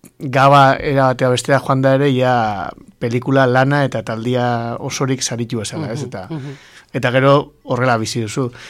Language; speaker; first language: Basque; native; Basque